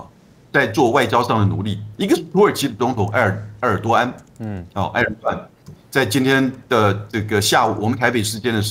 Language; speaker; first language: Chinese; native; Chinese